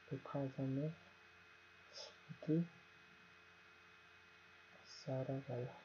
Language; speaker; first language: Korean; non-native, learner; Nepali